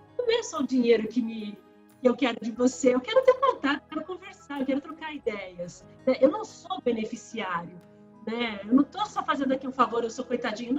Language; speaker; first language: Portuguese; early bilingual, other home language; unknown